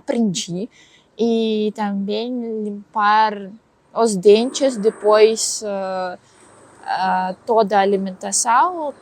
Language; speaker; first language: Portuguese; non-native, learner; Russian